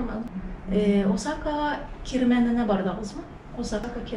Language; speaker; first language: Turkish; non-native, learner; Tatar